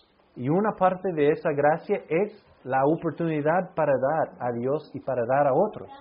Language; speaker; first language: Spanish; non-native, fluent; English